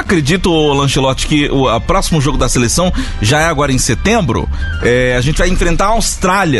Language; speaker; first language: Portuguese; native; Portuguese